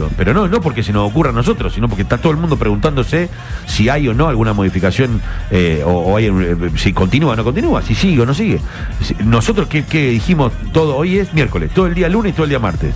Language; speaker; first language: Spanish; native; Spanish